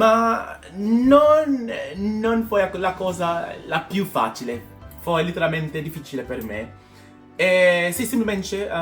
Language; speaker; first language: Italian; non-native, learner; English